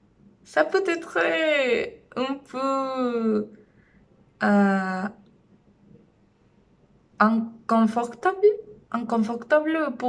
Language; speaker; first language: French; non-native, learner; Spanish